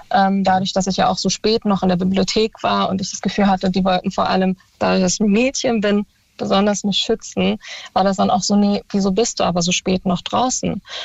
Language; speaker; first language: German; early bilingual, other home language; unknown